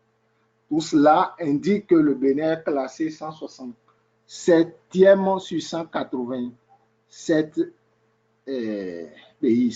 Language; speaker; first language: French; native; French